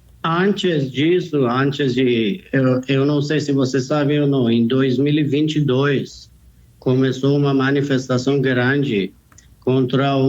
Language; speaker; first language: Portuguese; non-native, fluent; Persian